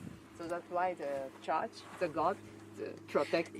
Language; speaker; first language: English; non-native, learner; Japanese